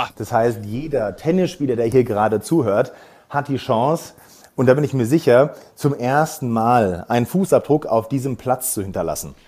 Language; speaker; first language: German; native; German